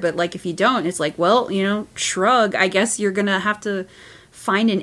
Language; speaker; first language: English; native; English